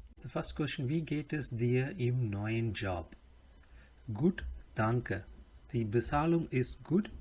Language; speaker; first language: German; non-native, learner; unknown